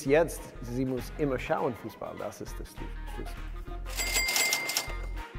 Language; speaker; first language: German; non-native, learner; English